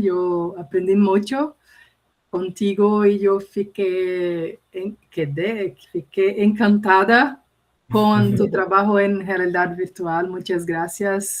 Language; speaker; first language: Spanish; non-native, learner; Portuguese